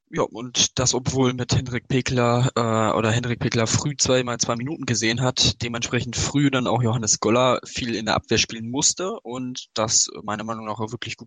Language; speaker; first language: German; native; German